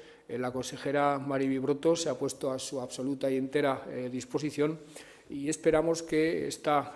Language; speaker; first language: Spanish; native; Spanish